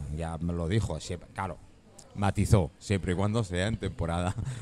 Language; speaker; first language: Spanish; non-native, fluent; English